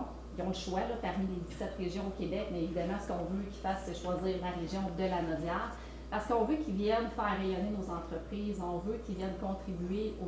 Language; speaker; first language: French; native; French